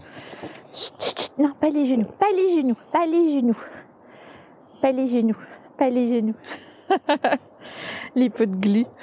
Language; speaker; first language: French; native; French